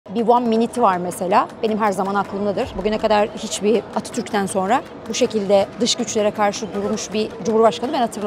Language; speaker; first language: Turkish; native; Turkish